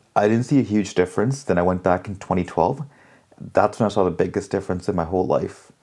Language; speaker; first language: English; early bilingual, other home language; Hindi